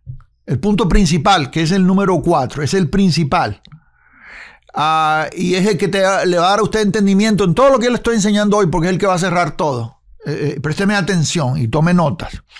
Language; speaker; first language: Spanish; native; Spanish